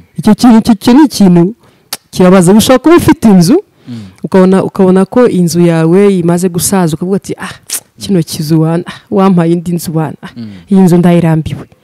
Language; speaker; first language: Kinyarwanda; early bilingual, heritage; Kinyarwanda